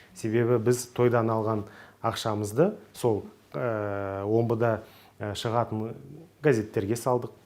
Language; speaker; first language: Kazakh; non-native, local second language; Russian